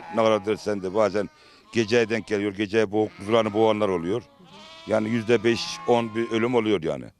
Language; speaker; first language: Turkish; native; Turkish